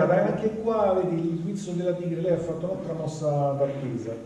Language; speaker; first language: Italian; native; Italian